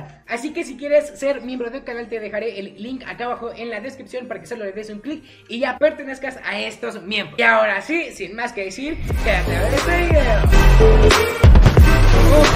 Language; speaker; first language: Spanish; native; Spanish